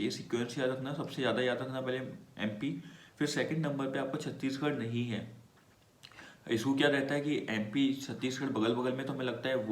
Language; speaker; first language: Hindi; native; Hindi